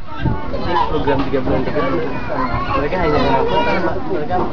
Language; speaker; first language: Indonesian; non-native, local second language; Achinese